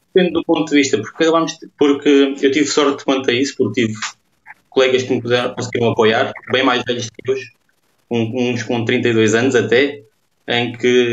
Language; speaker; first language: Portuguese; native; Portuguese